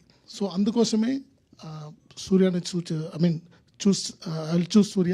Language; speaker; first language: Telugu; non-native, learner; Tamil